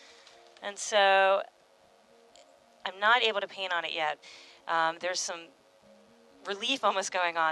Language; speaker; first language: English; native; English